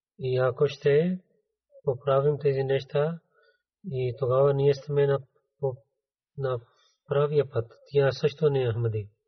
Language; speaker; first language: Bulgarian; non-native, fluent; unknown